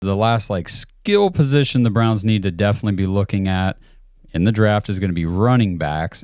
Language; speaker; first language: English; native; English